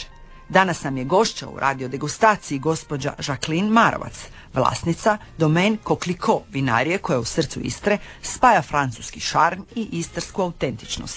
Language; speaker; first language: Serbian; native; Serbian